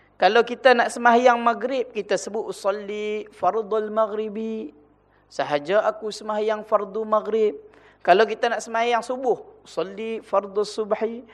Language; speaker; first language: Malay; native; Malay